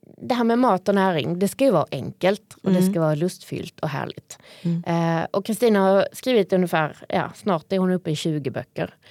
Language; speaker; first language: Swedish; native; Swedish